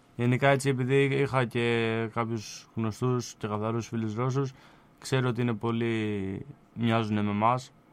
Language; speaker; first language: Greek; native; Greek